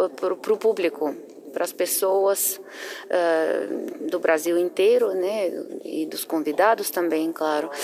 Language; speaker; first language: Portuguese; non-native, fluent; Russian